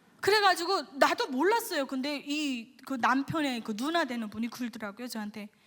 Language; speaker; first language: Korean; native; Korean